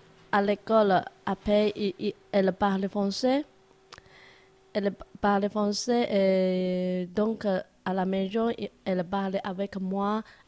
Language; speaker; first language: French; non-native, learner; Chinese